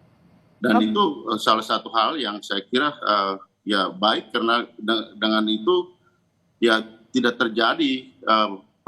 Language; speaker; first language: Indonesian; native; Indonesian